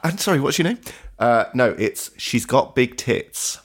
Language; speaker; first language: English; native; English